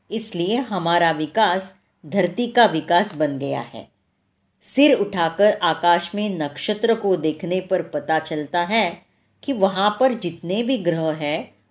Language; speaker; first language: Hindi; non-native, local second language; Marathi